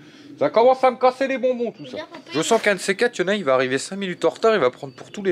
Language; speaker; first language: French; native; French